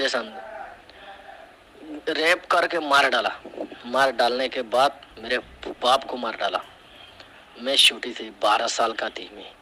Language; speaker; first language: Hindi; non-native, learner; Rohingya